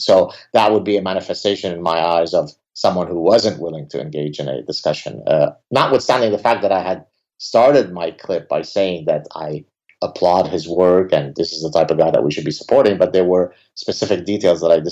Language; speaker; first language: English; early bilingual, other home language; Arabic